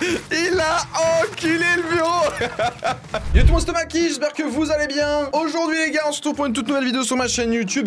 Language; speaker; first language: French; native; French